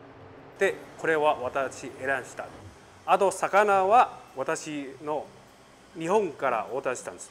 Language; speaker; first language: Japanese; non-native, learner; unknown